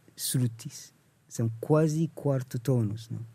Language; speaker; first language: Portuguese; non-native, learner; English